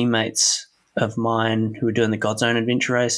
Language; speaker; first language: English; native; English